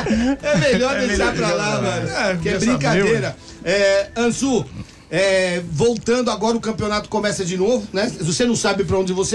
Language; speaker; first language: Portuguese; native; Portuguese